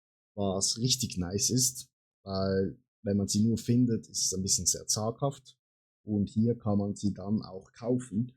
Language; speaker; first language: German; native; German